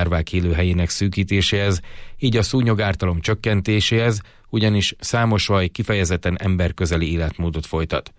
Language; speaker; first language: Hungarian; native; Hungarian